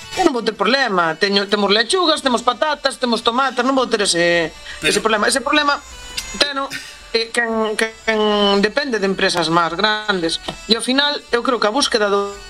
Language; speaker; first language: Galician; native; Galician